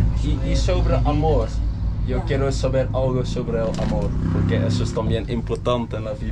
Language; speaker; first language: Spanish; non-native, learner; Dutch